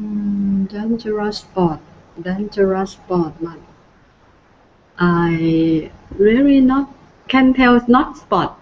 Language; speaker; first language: English; non-native, learner; Thai